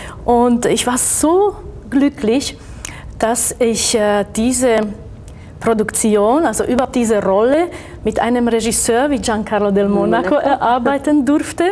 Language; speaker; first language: German; non-native, fluent; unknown